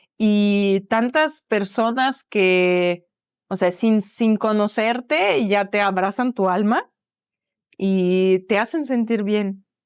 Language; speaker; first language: Spanish; non-native, fluent; Ukrainian